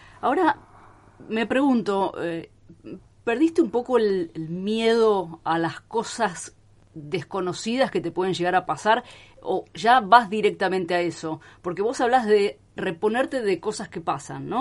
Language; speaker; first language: Spanish; native; Spanish